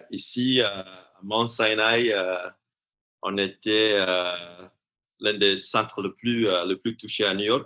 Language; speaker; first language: French; non-native, fluent; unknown